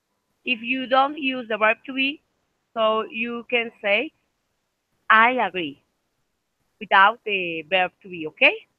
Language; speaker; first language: English; non-native, fluent; Spanish